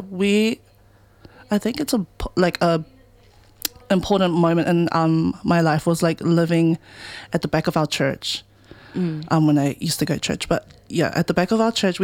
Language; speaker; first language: English; native; English